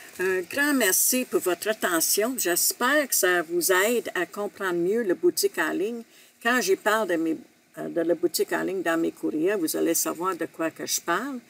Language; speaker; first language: French; native; French